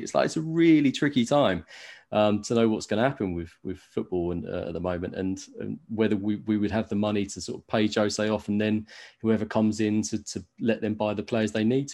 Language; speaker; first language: English; native; English